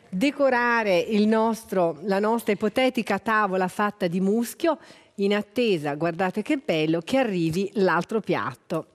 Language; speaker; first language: Italian; native; Italian